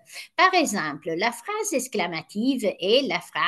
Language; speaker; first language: French; non-native, fluent; Italian